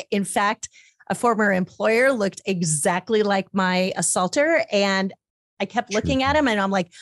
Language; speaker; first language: English; native; English